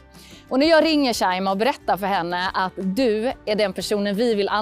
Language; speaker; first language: Swedish; native; Swedish